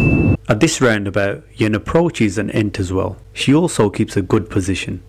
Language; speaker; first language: English; native; English